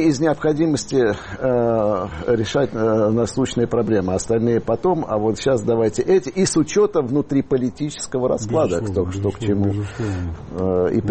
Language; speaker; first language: Russian; native; Russian